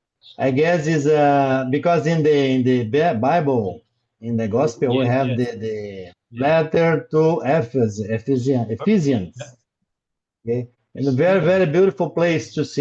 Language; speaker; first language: English; non-native, learner; Portuguese